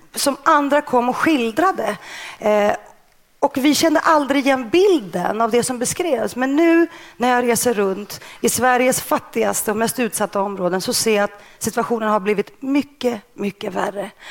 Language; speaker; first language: Swedish; early bilingual, other home language; Greek